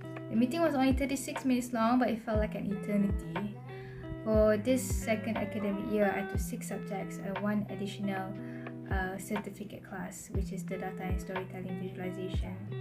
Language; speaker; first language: English; non-native, local second language; Malay